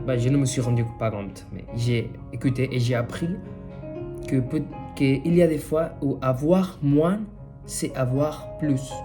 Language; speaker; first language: French; non-native, fluent; Spanish